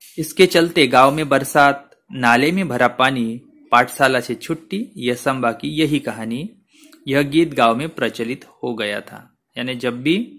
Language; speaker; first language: Hindi; non-native, local second language; Marathi